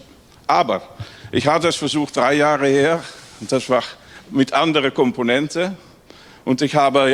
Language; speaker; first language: German; non-native, learner; Dutch